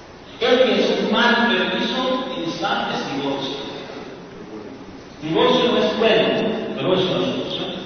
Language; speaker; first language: Spanish; non-native, fluent; Persian